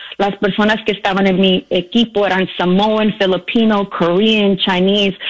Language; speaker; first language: Spanish; early bilingual, heritage; Spanish